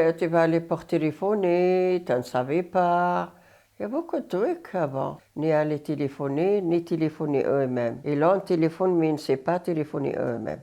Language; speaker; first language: French; non-native, learner; Arabic